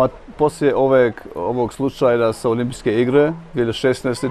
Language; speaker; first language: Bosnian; early bilingual, heritage; Bosnian